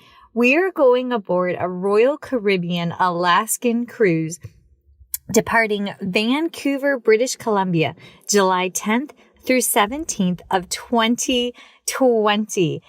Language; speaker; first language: English; native; English